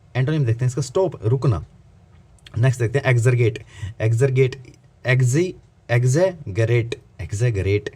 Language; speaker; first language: Hindi; native; Hindi